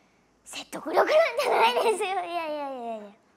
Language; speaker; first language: Japanese; native; Japanese